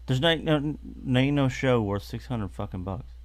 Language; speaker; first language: English; native; English